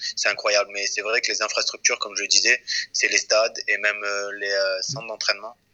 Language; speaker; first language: French; early bilingual, other home language; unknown